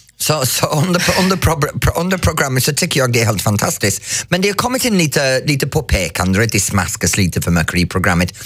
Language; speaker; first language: Swedish; non-native, fluent; English